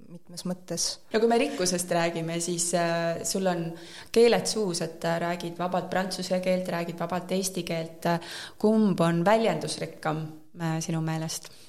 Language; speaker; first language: Estonian; native; Estonian